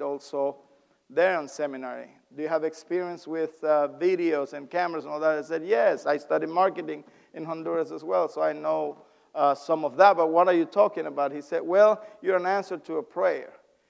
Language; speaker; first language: English; non-native, fluent; Spanish